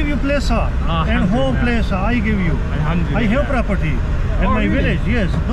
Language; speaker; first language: English; non-native, learner; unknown